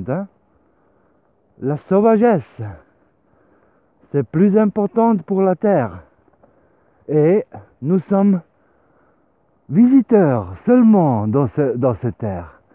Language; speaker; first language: French; non-native, learner; Swiss German